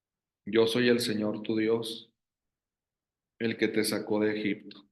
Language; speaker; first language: Spanish; native; Spanish